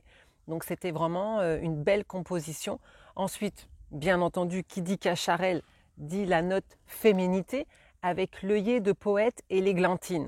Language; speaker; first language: French; native; French